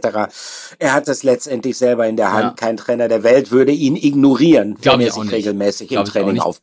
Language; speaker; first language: German; native; German